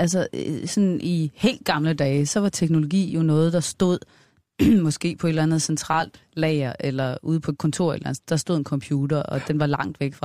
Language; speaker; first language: Danish; native; Danish